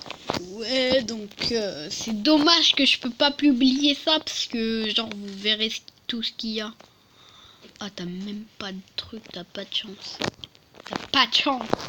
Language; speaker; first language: French; native; French